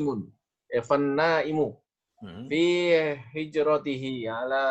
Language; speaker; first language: Arabic; non-native, learner; Indonesian